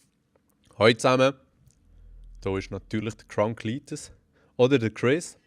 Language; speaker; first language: German; native; German